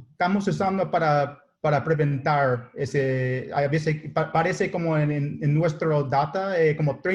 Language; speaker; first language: Spanish; non-native, learner; English